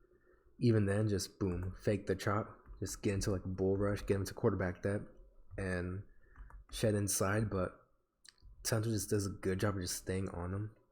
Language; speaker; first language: English; native; English